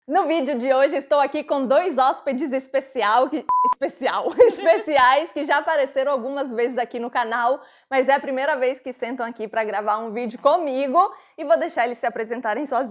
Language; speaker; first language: Portuguese; early bilingual, heritage; Italian